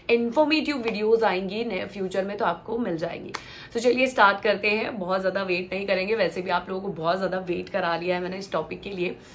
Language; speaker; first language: Hindi; non-native, local second language; Gujarati